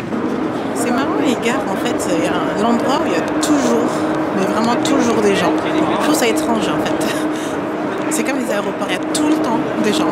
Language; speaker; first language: French; native; French